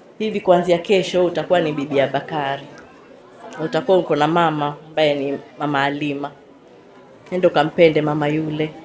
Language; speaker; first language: Swahili; native; Swahili